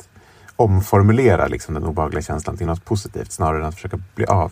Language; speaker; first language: Swedish; native; Swedish